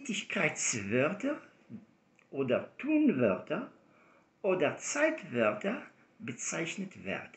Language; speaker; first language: German; non-native, fluent; Arabic